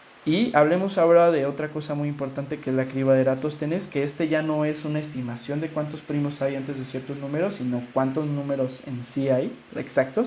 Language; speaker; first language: Spanish; native; Spanish